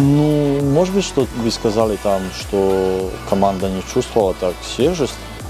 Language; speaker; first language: Russian; non-native, fluent; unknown